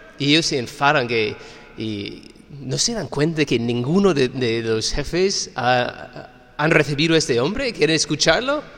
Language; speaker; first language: Spanish; non-native, fluent; English